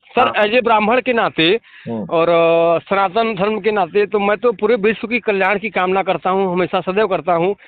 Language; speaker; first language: Hindi; native; Hindi